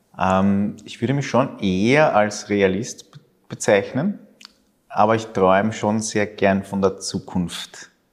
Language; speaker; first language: German; early bilingual, other home language; Spanish